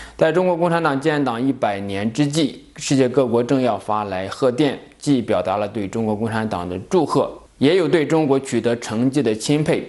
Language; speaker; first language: Chinese; native; Chinese